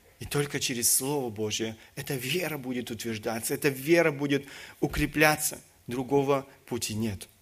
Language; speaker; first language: Russian; early bilingual, other home language; German